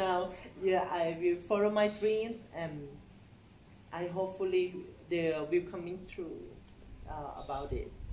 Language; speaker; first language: English; non-native, learner; Thai